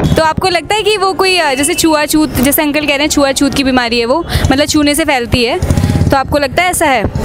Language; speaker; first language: Hindi; native; Hindi